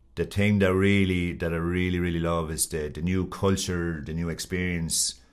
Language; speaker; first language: English; native; English